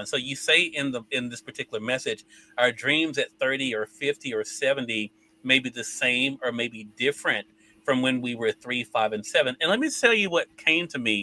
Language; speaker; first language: English; native; English